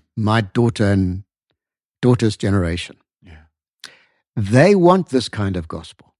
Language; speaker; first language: English; native; English